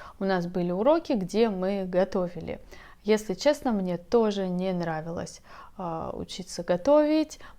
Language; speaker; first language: Russian; native; Russian